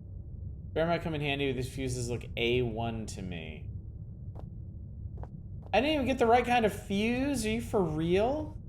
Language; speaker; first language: English; native; English